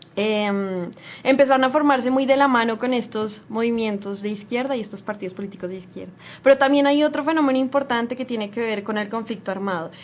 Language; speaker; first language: Spanish; native; Spanish